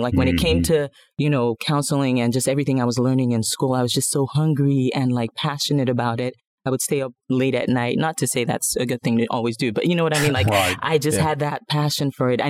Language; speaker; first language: English; non-native, local second language; Yoruba